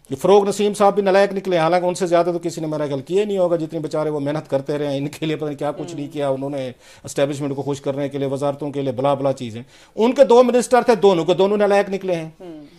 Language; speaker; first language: Hindi; native; Hindi